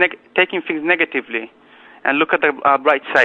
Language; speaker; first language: English; non-native, local second language; Bangla